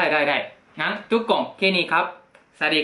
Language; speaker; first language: Thai; non-native, fluent; Japanese